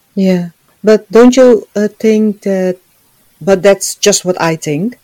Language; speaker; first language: English; non-native, fluent; Dutch